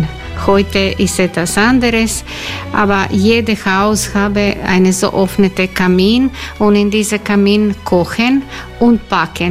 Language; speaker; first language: German; non-native, learner; Croatian